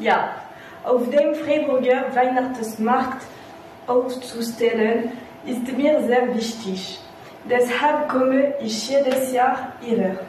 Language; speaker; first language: German; non-native, learner; French